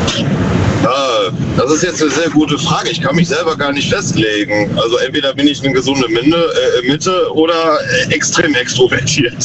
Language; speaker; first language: German; native; German